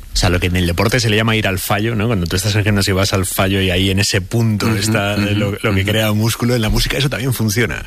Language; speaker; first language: Spanish; native; Spanish